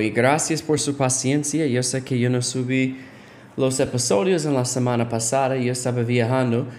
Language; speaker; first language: Spanish; non-native, fluent; English